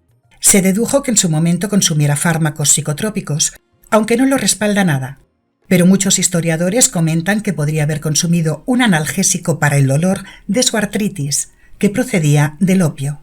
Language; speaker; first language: Spanish; native; Spanish